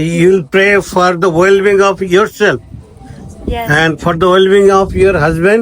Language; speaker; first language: English; non-native, learner; Bangla